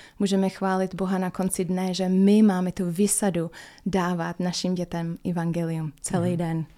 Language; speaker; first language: Czech; non-native, fluent; English